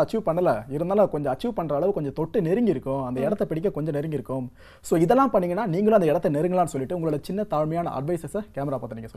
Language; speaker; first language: Tamil; native; Tamil